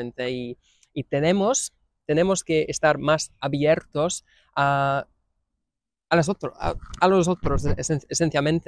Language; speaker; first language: Spanish; non-native, fluent; English